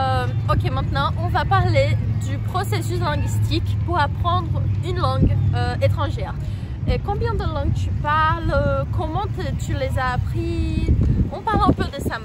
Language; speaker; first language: French; non-native, fluent; Portuguese